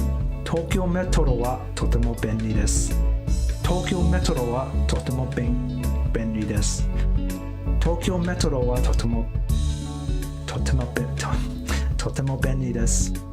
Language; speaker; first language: Japanese; non-native, learner; Cantonese